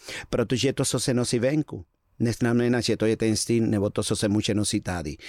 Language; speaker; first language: Czech; non-native, fluent; Spanish